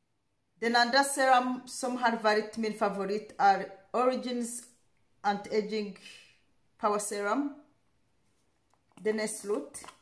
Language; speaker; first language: Swedish; non-native, learner; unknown